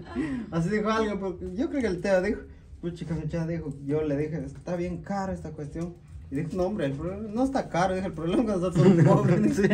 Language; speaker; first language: Spanish; native; Spanish